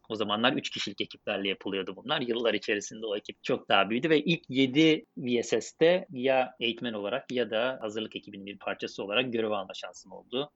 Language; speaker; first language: Turkish; native; Turkish